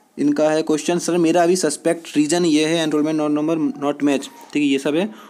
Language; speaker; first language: Hindi; native; Hindi